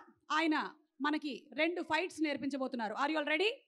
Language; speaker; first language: Telugu; native; Telugu